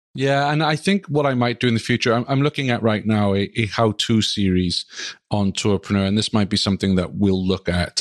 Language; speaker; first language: English; native; English